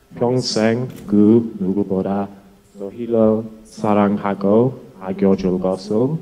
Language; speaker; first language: Korean; non-native, learner; English